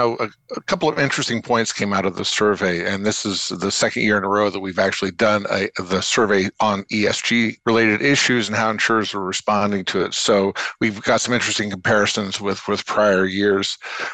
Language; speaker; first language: English; native; English